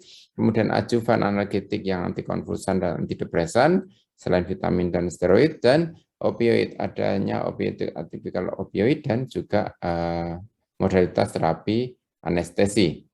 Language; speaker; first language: Indonesian; native; Indonesian